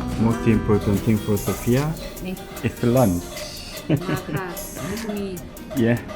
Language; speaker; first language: English; non-native, learner; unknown